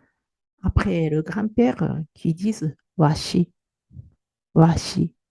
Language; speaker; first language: French; non-native, fluent; Japanese